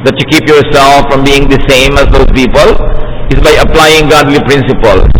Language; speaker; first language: English; non-native, local second language; Filipino